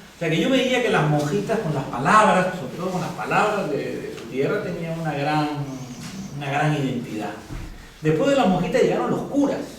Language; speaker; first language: Spanish; native; Spanish